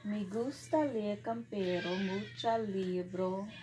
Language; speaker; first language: Spanish; non-native, learner; English